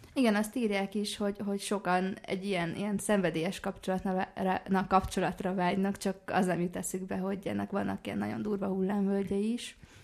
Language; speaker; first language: Hungarian; native; Hungarian